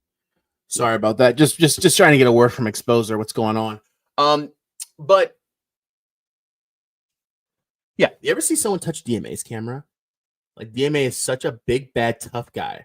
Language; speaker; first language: English; native; English